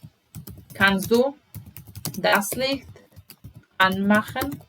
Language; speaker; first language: German; non-native, fluent; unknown